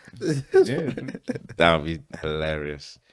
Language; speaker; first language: English; native; English